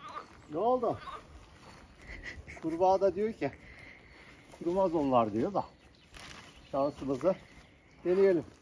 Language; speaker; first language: Turkish; native; Turkish